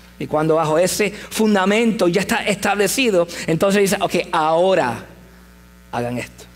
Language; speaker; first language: Spanish; early bilingual, heritage; English